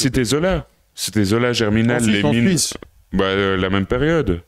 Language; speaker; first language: French; native; French